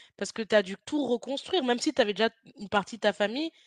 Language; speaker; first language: French; native; French